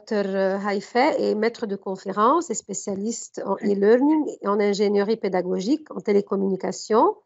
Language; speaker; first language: French; non-native, fluent; Arabic